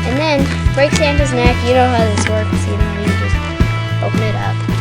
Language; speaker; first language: English; native; English